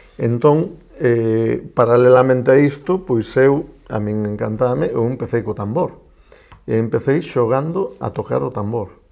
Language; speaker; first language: Galician; non-native, local second language; Spanish